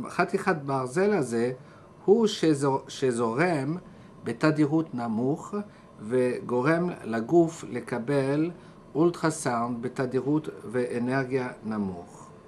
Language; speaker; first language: Hebrew; non-native, fluent; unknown